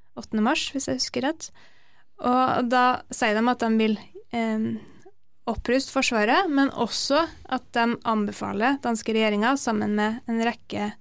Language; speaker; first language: Norwegian; native; Norwegian